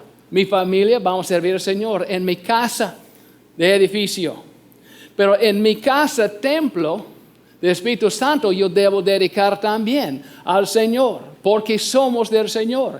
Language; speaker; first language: Spanish; non-native, fluent; English